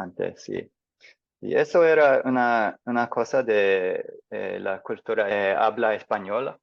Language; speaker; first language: Spanish; non-native, fluent; English